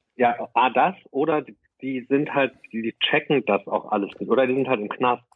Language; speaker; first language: German; native; German